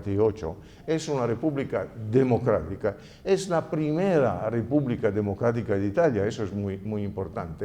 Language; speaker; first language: Spanish; non-native, fluent; Italian